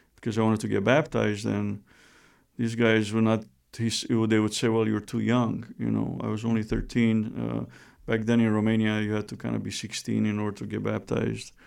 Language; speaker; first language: English; non-native, fluent; Romanian